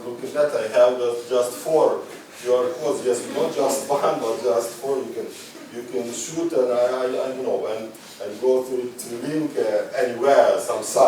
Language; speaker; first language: English; non-native, learner; Ukrainian